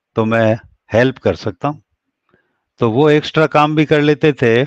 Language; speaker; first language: Hindi; native; Hindi